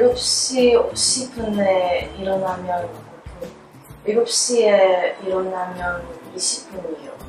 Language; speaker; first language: Korean; non-native, learner; Chinese